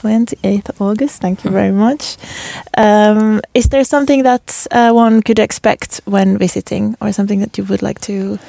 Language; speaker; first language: English; non-native, fluent; Finnish